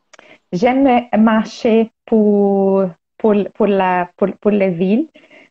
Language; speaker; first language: French; non-native, learner; Portuguese